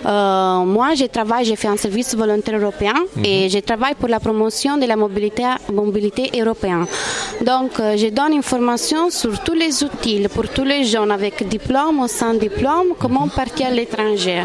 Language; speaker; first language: French; non-native, fluent; Italian